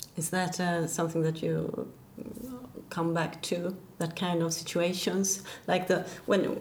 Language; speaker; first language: English; non-native, fluent; Danish